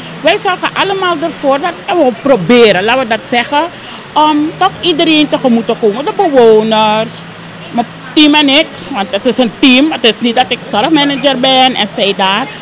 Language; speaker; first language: Dutch; native; Dutch